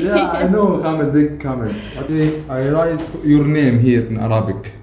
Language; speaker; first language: English; non-native, learner; Arabic